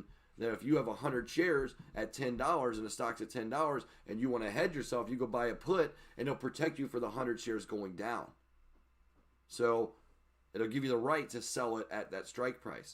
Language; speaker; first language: English; native; English